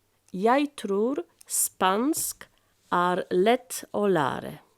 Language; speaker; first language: Norwegian; non-native, fluent; French